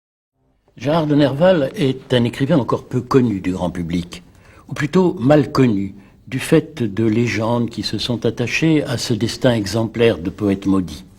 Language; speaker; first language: French; native; French